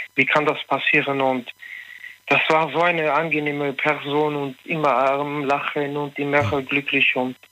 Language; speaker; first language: German; non-native, learner; French